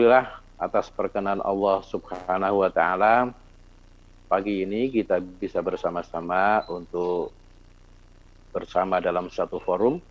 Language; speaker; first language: Indonesian; native; Indonesian